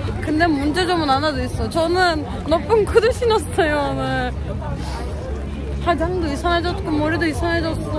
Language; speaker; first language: Korean; non-native, fluent; Turkish